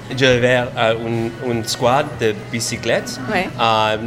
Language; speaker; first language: French; non-native, fluent; English